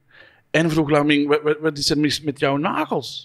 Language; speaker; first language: Dutch; native; Dutch